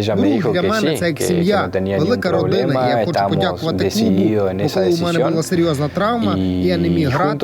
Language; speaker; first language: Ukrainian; non-native, learner; Spanish